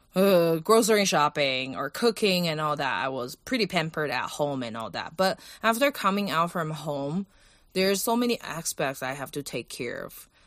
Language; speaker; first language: English; non-native, fluent; Chinese